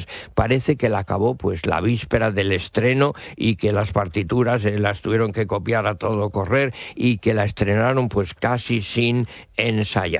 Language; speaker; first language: Spanish; native; Spanish